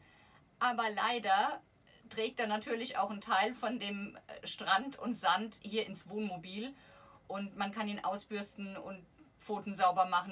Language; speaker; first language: German; native; German